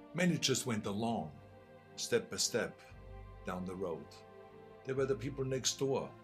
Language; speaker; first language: English; non-native, fluent; German